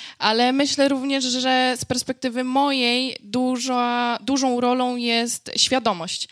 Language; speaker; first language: Polish; native; Polish